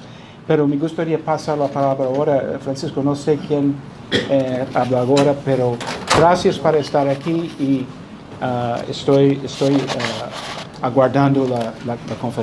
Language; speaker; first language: Spanish; non-native, fluent; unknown